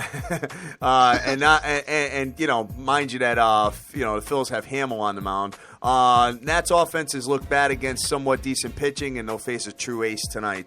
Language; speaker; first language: English; native; English